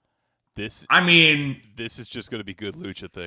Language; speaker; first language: English; native; English